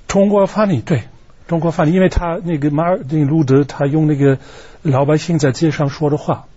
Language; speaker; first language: Chinese; non-native, fluent; German